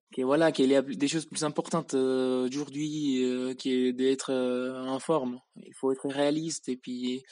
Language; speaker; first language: French; non-native, fluent; Spanish